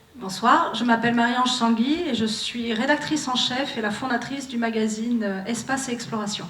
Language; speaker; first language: French; native; French